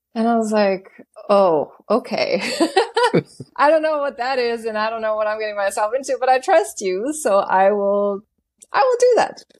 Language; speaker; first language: English; non-native, fluent; German